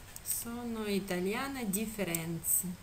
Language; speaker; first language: Italian; non-native, fluent; Russian